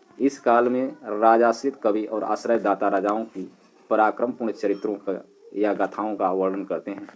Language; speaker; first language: Hindi; native; Hindi